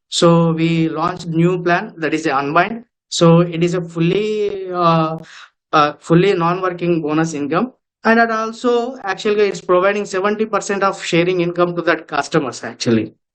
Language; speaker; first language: English; non-native, local second language; Telugu